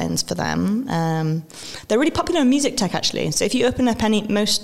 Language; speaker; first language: English; native; English